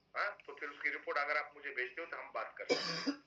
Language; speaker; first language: Hindi; non-native, local second language; Marathi